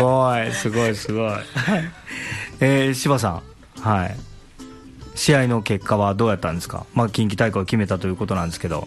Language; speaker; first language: Japanese; native; Japanese